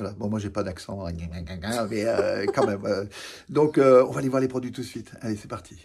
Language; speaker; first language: French; native; French